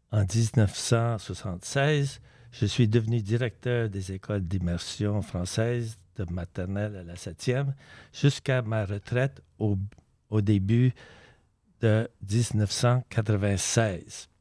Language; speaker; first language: French; native; French